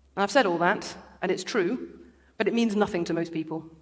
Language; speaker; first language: English; native; English